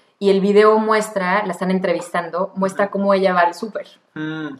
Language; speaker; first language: Spanish; native; Spanish